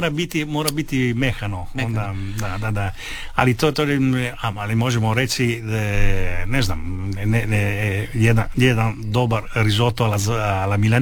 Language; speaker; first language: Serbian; early bilingual, heritage; Italian